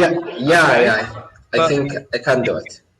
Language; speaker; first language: English; non-native, learner; Arabic